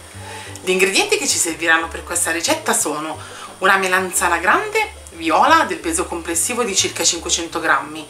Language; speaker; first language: Italian; native; Italian